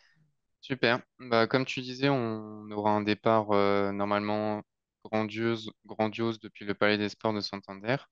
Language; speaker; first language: French; native; French